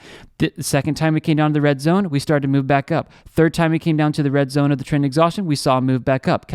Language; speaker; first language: English; native; English